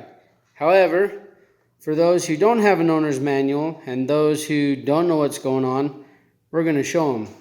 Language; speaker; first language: English; native; English